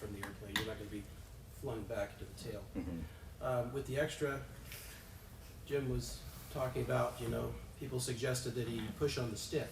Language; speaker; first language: English; native; English